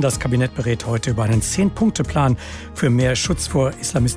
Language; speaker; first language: German; native; German